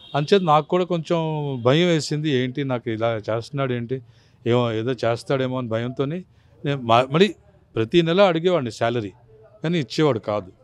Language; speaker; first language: Telugu; non-native, fluent; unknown